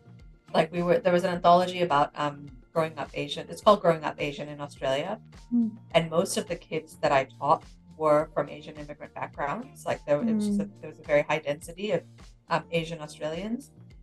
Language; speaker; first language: English; native; English